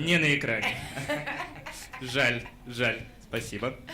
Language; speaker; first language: Russian; native; Russian